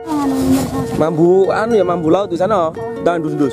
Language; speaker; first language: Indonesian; non-native, local second language; Javanese